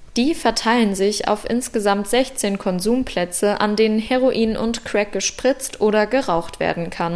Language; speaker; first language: German; native; German